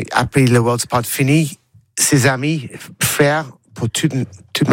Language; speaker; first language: French; non-native, learner; English